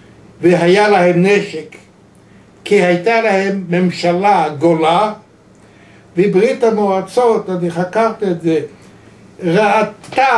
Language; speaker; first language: Hebrew; non-native, fluent; Yiddish